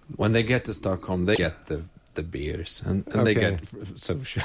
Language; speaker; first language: English; non-native, fluent; Swedish